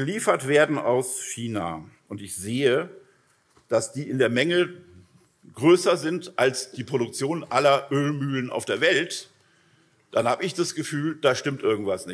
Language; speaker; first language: German; native; German